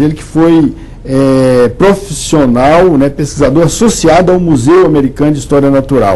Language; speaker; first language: Portuguese; native; Portuguese